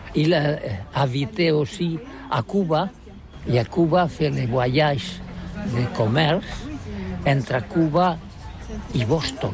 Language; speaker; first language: French; non-native, learner; Catalan